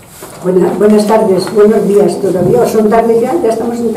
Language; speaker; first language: Spanish; non-native, fluent; French